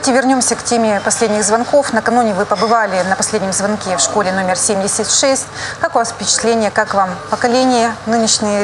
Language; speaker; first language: Russian; native; Russian